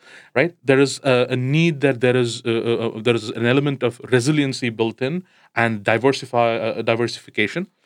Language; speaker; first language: English; non-native, local second language; Tamil